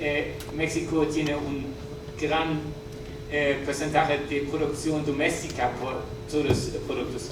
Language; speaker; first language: Spanish; non-native, learner; German